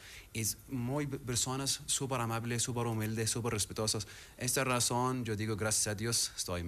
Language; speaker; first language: Spanish; non-native, learner; Arabic